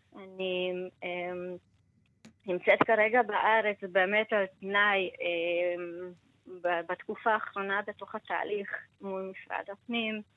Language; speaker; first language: Hebrew; non-native, fluent; Hungarian